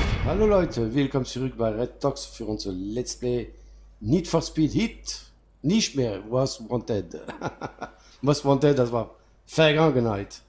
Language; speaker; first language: German; non-native, fluent; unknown